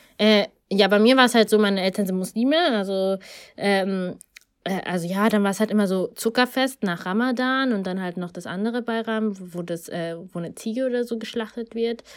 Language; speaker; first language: German; early bilingual, other home language; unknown